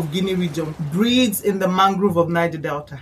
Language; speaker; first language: English; non-native, local second language; Igbo